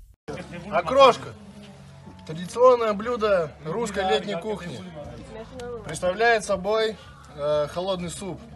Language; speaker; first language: Russian; native; Russian